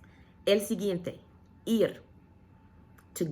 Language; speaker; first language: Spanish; non-native, fluent; English